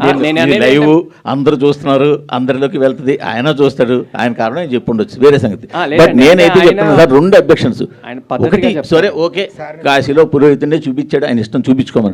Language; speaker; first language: Telugu; native; Telugu